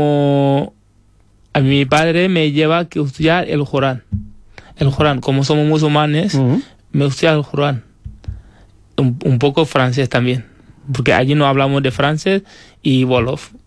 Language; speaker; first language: Spanish; non-native, fluent; Wolof